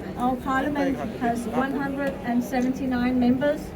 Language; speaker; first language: English; non-native, fluent; Danish